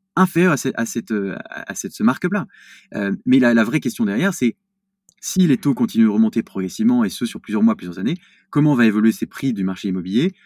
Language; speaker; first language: French; native; French